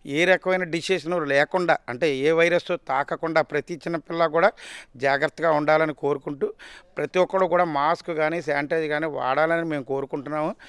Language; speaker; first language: Telugu; native; Telugu